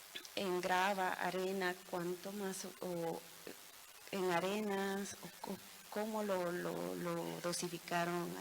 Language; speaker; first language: Spanish; native; Spanish